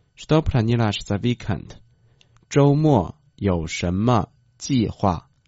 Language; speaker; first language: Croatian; non-native, fluent; Chinese